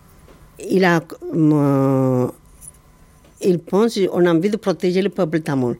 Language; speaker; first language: French; non-native, learner; Tamil